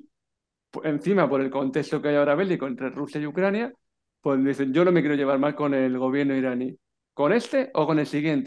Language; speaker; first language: Spanish; native; Spanish